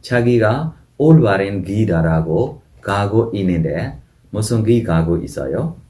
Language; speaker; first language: Korean; non-native, fluent; Burmese